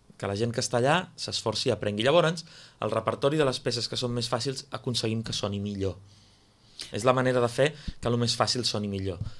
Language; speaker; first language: Catalan; native; Catalan